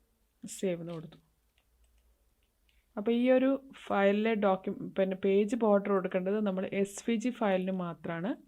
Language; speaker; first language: Malayalam; native; Malayalam